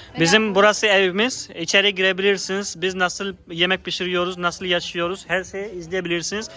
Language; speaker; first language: Turkish; non-native, fluent; Hindi